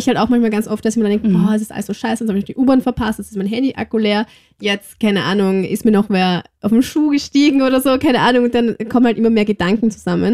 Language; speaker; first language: German; native; German